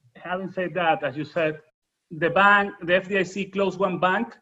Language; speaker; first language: English; non-native, fluent; Spanish